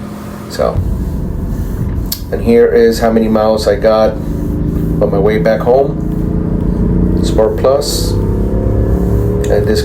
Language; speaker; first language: English; native; English